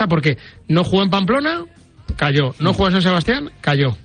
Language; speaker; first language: Spanish; native; Spanish